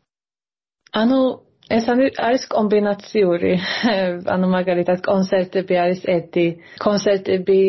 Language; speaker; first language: Georgian; early bilingual, heritage; Georgian